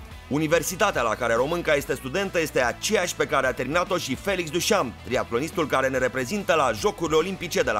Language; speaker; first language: Romanian; native; Romanian